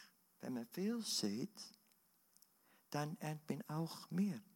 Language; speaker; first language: German; non-native, learner; Dutch